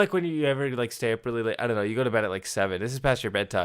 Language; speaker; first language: English; native; English